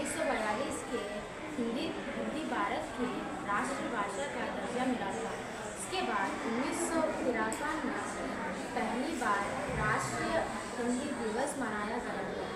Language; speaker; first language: Hindi; non-native, local second language; Telugu